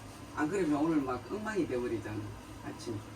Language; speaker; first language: Korean; native; Korean